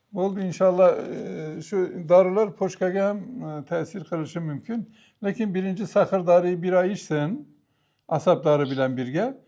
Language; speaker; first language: Uzbek; non-native, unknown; Turkish